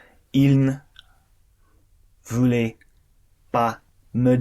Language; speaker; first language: French; non-native, learner; English